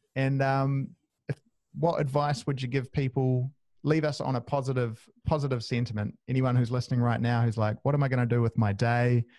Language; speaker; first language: English; native; English